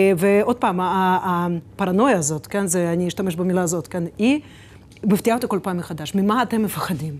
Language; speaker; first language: Hebrew; non-native, fluent; Russian